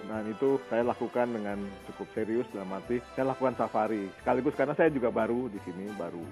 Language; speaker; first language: Indonesian; native; Indonesian